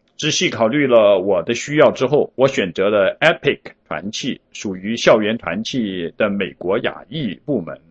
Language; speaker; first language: Chinese; early bilingual, heritage; Chinese